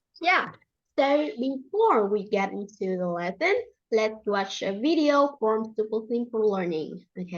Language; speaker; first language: English; non-native, fluent; Vietnamese